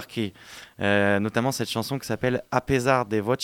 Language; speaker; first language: French; native; French